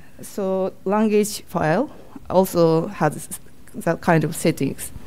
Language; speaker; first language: English; non-native, learner; Japanese